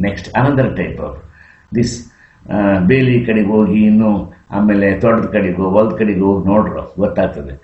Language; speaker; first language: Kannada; native; Kannada